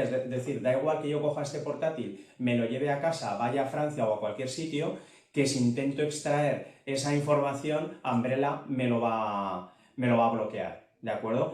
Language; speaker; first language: Spanish; native; Spanish